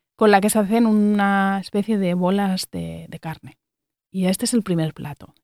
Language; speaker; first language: Spanish; native; Spanish